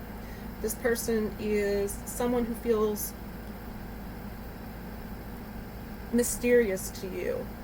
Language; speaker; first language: English; native; English